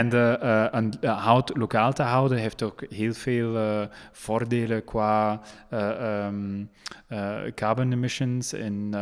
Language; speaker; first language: Dutch; non-native, local second language; French